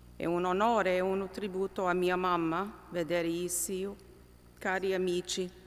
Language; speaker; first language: Italian; early bilingual, heritage; Italian